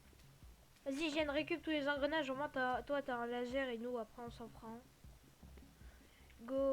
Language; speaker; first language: French; native; French